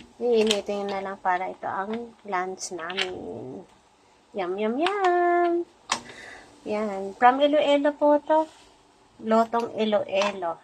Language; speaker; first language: Filipino; non-native, local second language; Masbatenyo